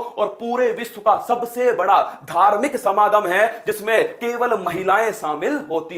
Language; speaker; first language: Hindi; native; Hindi